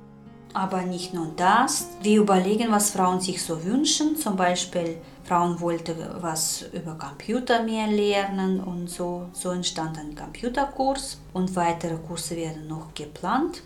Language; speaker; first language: German; non-native, fluent; Russian